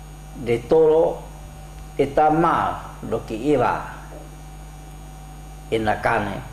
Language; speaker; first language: Spanish; non-native, learner; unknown